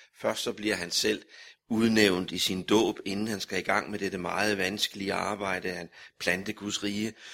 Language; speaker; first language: Danish; native; Danish